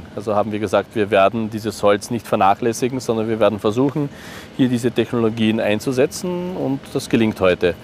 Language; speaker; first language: German; native; German